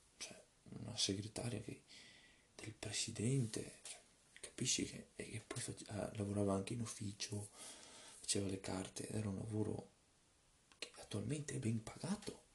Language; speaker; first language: Italian; early bilingual, other home language; Russian